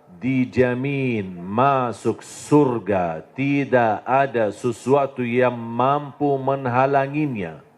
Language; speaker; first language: Indonesian; non-native, fluent; Arabic